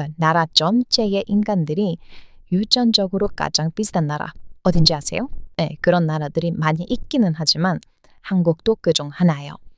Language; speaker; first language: Korean; non-native, fluent; English